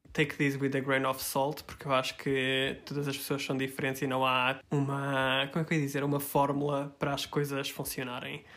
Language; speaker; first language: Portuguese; early bilingual, heritage; Portuguese